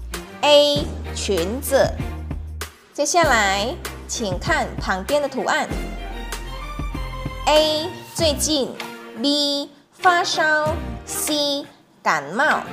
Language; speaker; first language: Chinese; non-native, fluent; Indonesian